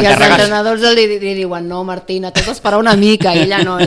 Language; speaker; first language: Catalan; native; Catalan